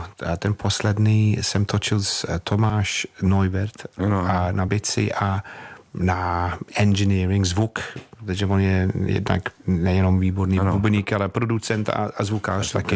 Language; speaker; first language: Czech; non-native, fluent; English